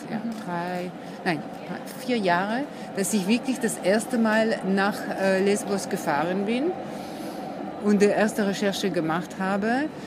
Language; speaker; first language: German; non-native, fluent; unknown